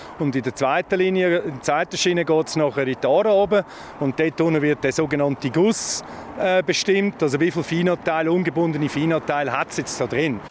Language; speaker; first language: German; native; German